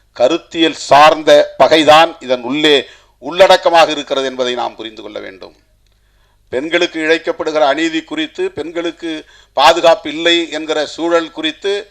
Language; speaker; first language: Tamil; native; Tamil